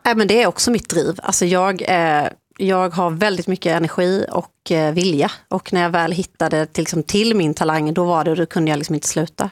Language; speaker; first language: Swedish; native; Swedish